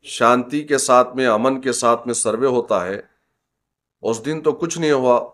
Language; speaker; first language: Urdu; native; Urdu